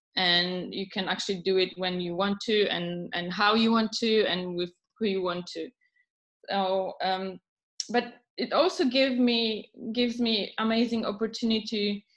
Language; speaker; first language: English; non-native, fluent; Polish